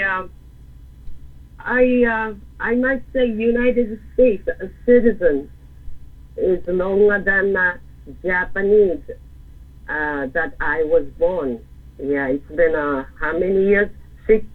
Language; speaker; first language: English; non-native, learner; Japanese